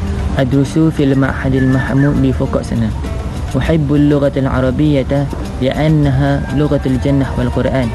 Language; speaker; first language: Arabic; non-native, learner; Malay